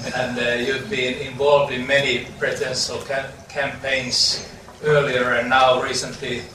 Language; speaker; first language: English; non-native, fluent; Finnish